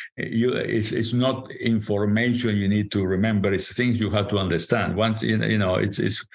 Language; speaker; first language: English; non-native, fluent; Spanish